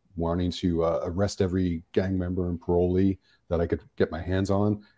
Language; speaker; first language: English; native; English